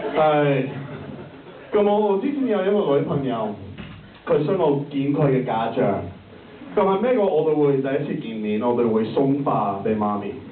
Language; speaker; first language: Cantonese; non-native, learner; English